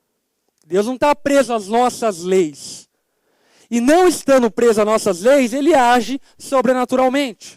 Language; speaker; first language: Portuguese; native; Portuguese